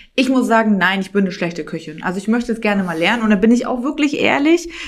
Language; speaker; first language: German; native; German